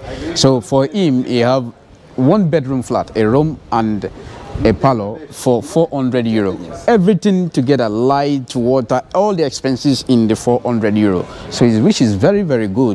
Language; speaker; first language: English; non-native, fluent; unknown